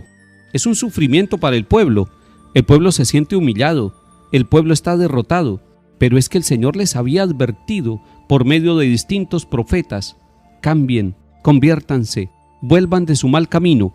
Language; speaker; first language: Spanish; native; Spanish